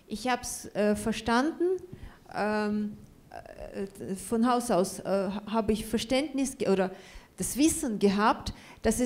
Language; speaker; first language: German; non-native, fluent; Russian